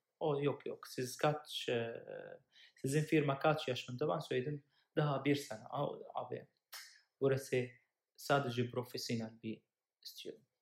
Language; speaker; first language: Turkish; non-native, learner; Arabic